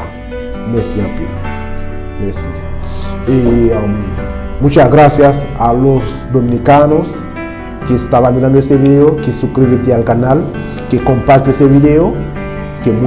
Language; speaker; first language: Spanish; non-native, learner; Haitian Creole